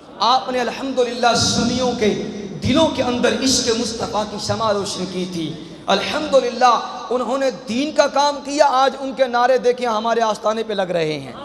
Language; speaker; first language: Urdu; non-native, local second language; Punjabi